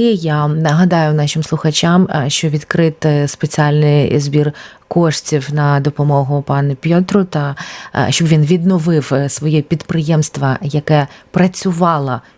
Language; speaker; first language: Ukrainian; native; Ukrainian